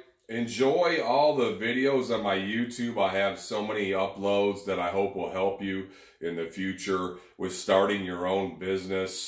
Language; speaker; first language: English; native; English